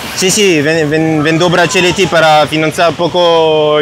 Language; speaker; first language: Italian; non-native, learner; French